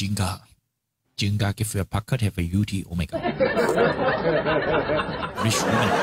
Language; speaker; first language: English; non-native, learner; Chinese